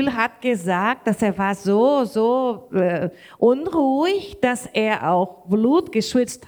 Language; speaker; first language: German; non-native, learner; Portuguese